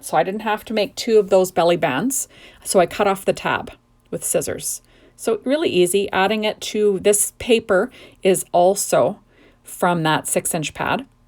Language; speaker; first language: English; native; English